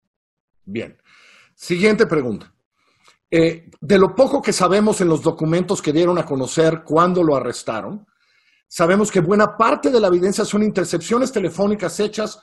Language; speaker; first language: Spanish; native; Spanish